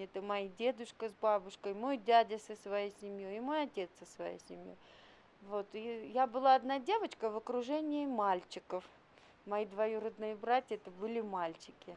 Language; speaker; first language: Russian; native; Russian